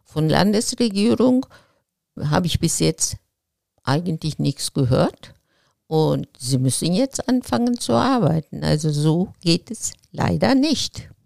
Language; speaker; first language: German; non-native, fluent; Turkish